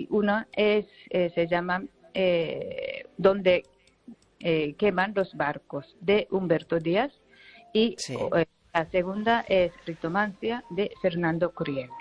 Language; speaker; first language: Spanish; non-native, learner; Japanese